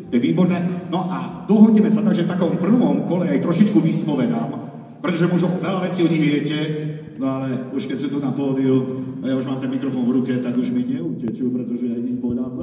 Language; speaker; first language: Slovak; native; Slovak